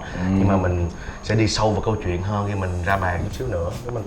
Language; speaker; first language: Vietnamese; native; Vietnamese